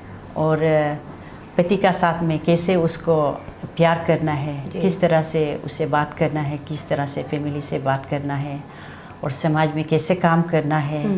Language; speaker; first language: Hindi; non-native, local second language; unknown